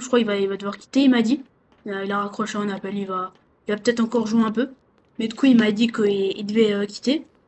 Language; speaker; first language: French; native; French